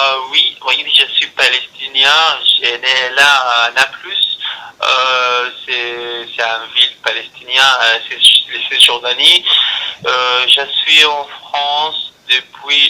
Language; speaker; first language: French; non-native, learner; Arabic